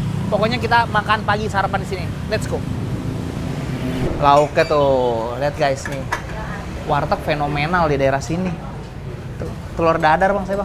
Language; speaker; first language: Indonesian; native; Indonesian